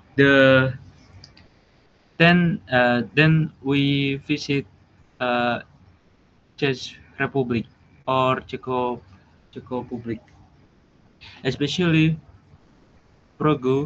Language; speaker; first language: English; non-native, learner; Indonesian